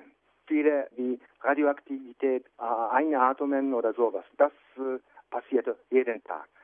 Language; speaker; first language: German; non-native, fluent; Japanese